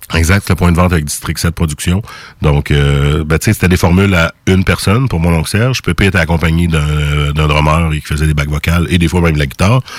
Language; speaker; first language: French; native; French